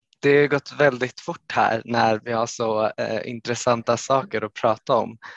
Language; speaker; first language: Swedish; native; Swedish